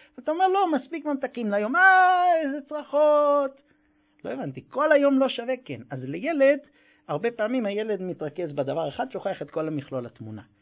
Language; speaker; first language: Hebrew; non-native, fluent; English